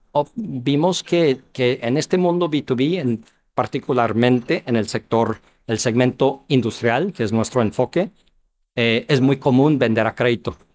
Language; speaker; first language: Spanish; non-native, fluent; English